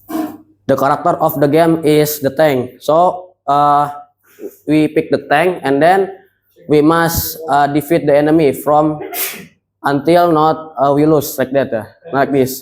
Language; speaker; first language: English; non-native, learner; Indonesian